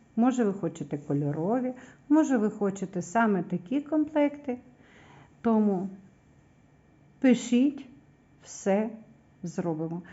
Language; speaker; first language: Ukrainian; native; Ukrainian